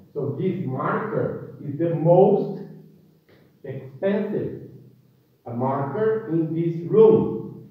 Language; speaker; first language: English; non-native, fluent; Portuguese